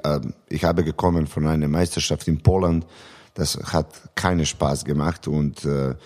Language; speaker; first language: German; non-native, learner; Serbian